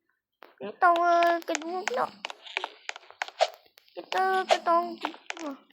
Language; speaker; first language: Malay; native; Malay